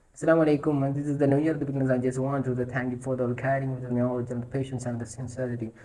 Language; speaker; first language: English; non-native, local second language; Malayalam